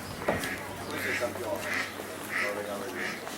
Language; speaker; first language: Italian; native; Italian